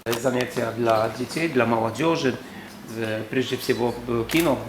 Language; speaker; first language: Polish; non-native, learner; Russian